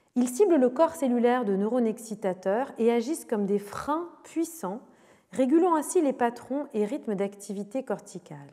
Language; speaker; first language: French; native; French